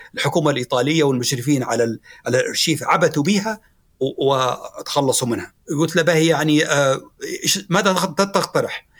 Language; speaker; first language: Arabic; native; Arabic